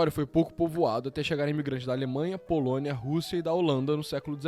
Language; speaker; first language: Portuguese; native; Portuguese